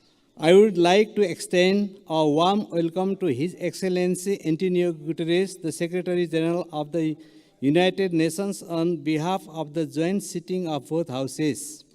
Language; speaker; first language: English; non-native, local second language; Nepali